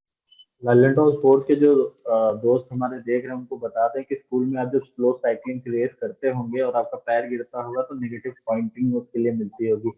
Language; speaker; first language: Hindi; native; Hindi